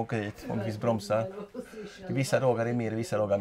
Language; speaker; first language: Swedish; native; Swedish